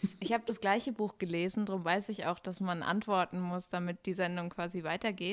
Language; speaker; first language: German; native; German